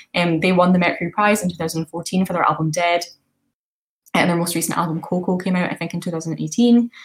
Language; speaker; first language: English; native; English